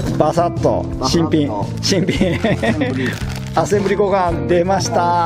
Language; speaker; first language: Japanese; native; Japanese